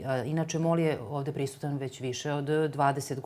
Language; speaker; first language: Serbian; native; Serbian